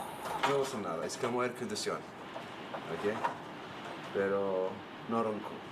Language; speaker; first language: Spanish; non-native, learner; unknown